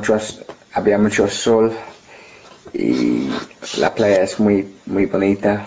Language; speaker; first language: Spanish; non-native, learner; English